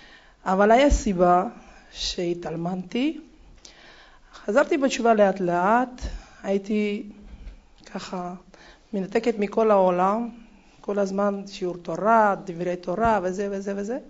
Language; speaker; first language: Hebrew; non-native, fluent; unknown